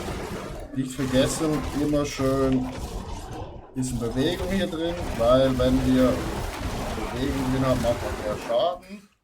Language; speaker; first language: German; native; German